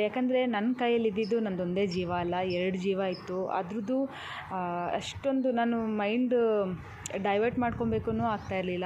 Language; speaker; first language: Kannada; native; Kannada